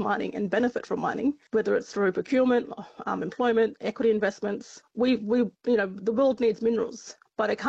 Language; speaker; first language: English; native; English